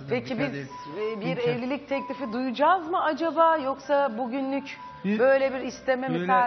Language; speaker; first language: Turkish; native; Turkish